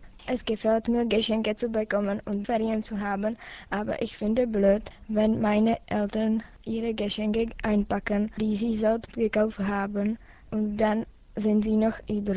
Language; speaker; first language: German; non-native, learner; Czech